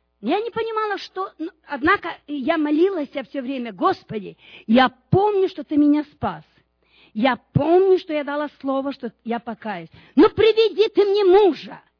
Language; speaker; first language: Russian; non-native, local second language; Romanian